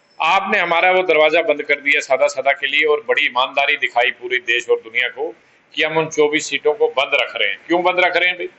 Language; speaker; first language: Hindi; non-native, local second language; Pahari-Potwari